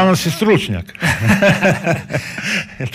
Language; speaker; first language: Croatian; native; Croatian